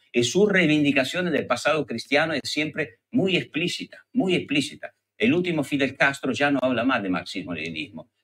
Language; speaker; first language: Spanish; non-native, fluent; Italian